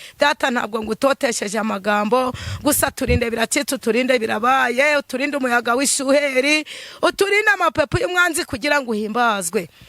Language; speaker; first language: Kinyarwanda; native; Kinyarwanda